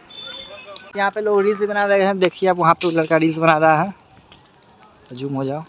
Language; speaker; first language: Hindi; native; Hindi